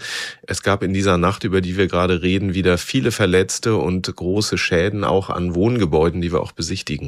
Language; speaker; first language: German; native; German